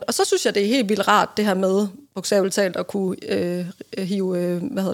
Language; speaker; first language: Danish; native; Danish